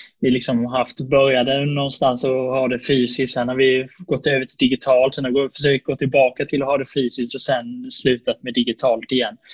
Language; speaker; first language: Swedish; native; Swedish